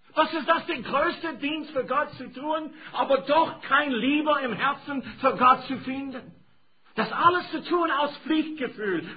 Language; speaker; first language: German; non-native, fluent; English